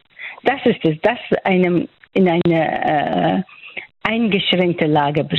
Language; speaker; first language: German; non-native, fluent; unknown